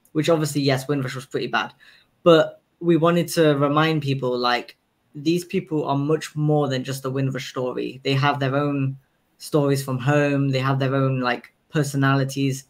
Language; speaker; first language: English; native; English